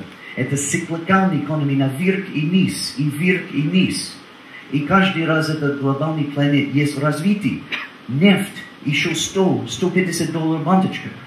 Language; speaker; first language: Russian; non-native, learner; English